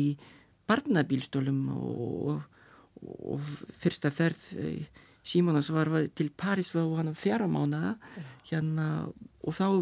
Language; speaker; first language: Icelandic; non-native, learner; Lithuanian